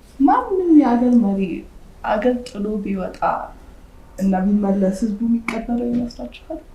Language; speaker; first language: Amharic; early bilingual, heritage; Amharic